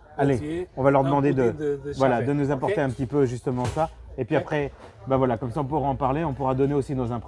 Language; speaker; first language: French; native; French